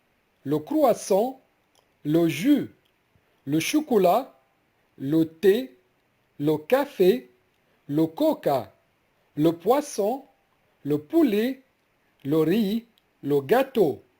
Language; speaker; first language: French; non-native, fluent; Arabic